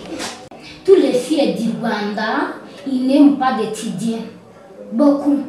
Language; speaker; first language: French; non-native, learner; Kinyarwanda